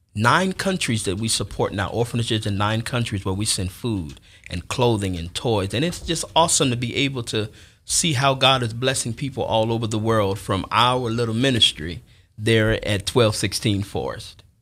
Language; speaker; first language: English; native; English